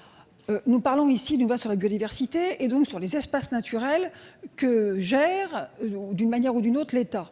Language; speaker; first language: French; native; French